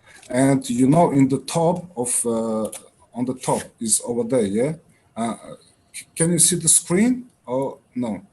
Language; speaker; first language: English; non-native, learner; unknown